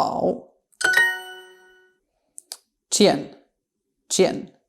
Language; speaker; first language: Chinese; non-native, learner; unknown